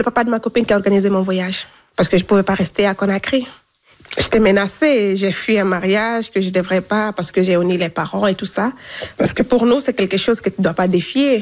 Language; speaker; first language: French; non-native, local second language; Fula